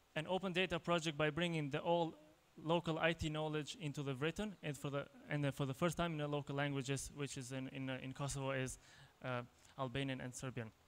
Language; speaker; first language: English; non-native, fluent; Albanian